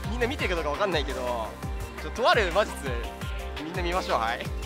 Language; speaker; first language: Japanese; native; Japanese